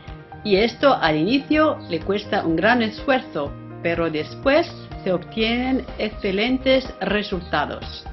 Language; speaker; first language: Spanish; non-native, fluent; Italian